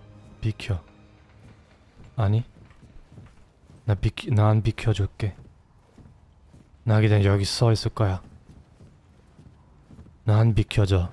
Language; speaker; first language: Korean; non-native, learner; German